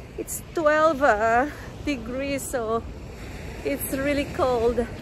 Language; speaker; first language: English; non-native, local second language; Filipino